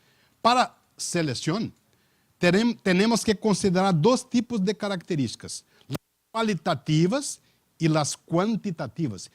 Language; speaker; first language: Spanish; non-native, learner; Portuguese